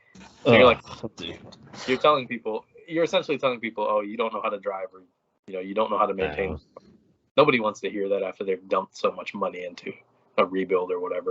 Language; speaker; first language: English; native; English